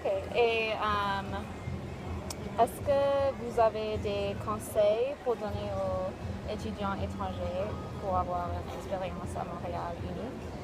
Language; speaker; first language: French; non-native, learner; English